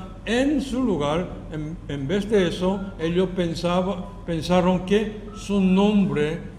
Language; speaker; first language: Spanish; non-native, fluent; Korean